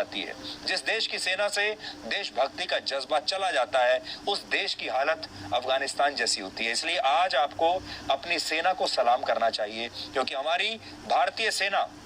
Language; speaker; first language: Hindi; native; Hindi